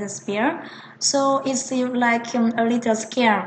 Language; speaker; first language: English; non-native, fluent; Vietnamese